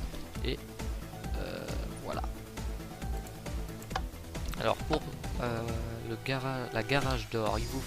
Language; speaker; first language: French; native; French